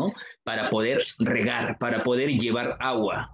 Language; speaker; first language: Spanish; native; Spanish